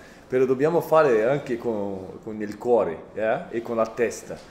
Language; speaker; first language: Italian; non-native, fluent; Portuguese